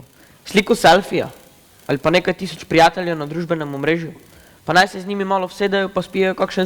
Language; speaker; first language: Slovenian; native; Slovenian